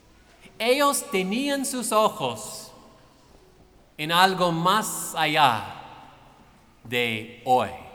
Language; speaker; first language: Spanish; non-native, fluent; English